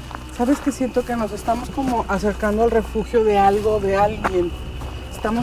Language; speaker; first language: Spanish; native; Spanish